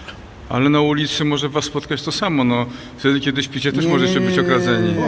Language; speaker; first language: Polish; native; Polish